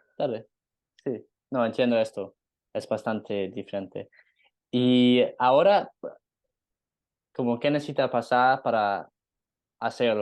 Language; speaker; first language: Spanish; non-native, learner; English